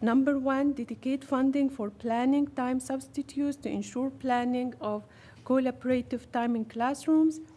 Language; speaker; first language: English; non-native, fluent; Arabic